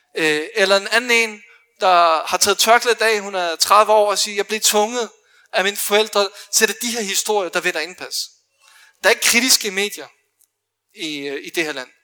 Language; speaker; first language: Danish; early bilingual, other home language; Arabic